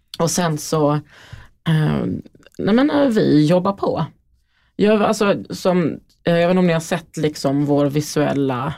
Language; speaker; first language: Swedish; native; Swedish